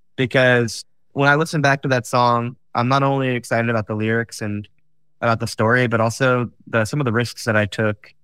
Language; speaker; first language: English; native; English